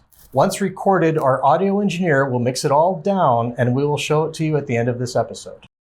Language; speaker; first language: English; native; English